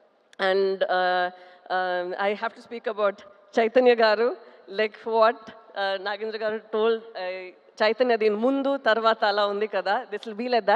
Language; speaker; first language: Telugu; non-native, local second language; Tamil